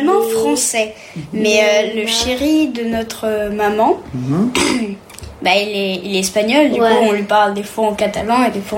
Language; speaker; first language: French; early bilingual, heritage; French